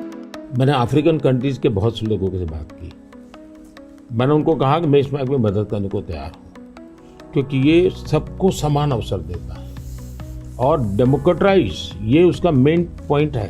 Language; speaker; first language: Hindi; native; Hindi